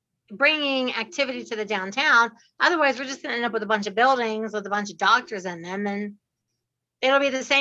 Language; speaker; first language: English; native; English